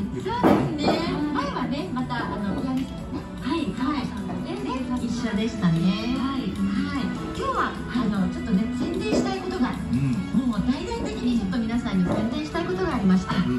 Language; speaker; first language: Japanese; native; Japanese